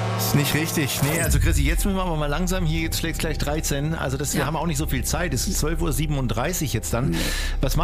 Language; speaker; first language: German; native; German